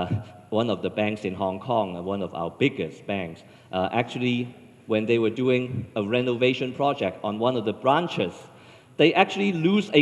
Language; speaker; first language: English; non-native, local second language; Cantonese